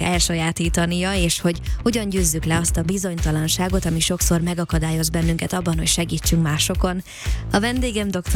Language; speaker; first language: Hungarian; native; Hungarian